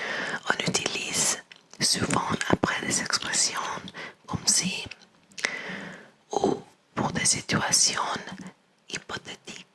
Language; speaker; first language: French; non-native, learner; English